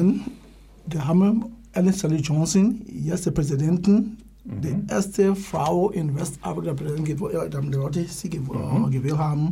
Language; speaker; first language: German; non-native, learner; English